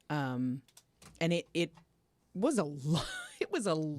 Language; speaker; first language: English; native; English